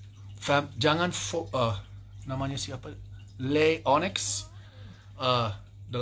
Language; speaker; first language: Indonesian; non-native, learner; English